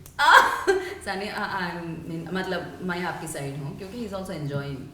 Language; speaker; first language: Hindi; non-native, local second language; Telugu